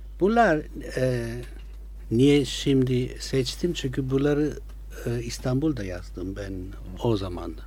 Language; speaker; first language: Turkish; non-native, fluent; Italian